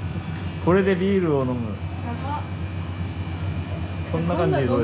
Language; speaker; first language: Japanese; non-native, learner; Korean